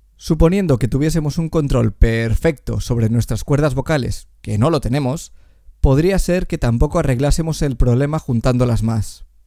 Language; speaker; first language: Spanish; native; Spanish